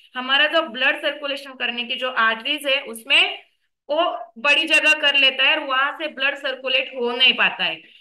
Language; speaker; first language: Hindi; non-native, local second language; Marathi